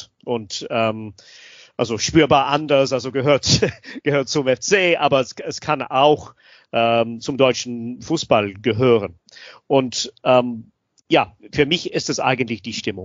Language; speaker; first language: German; non-native, fluent; English